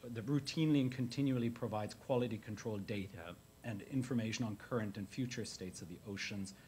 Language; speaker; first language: English; native; English